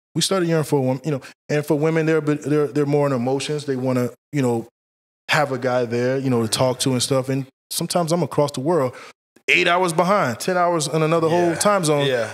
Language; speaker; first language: English; native; English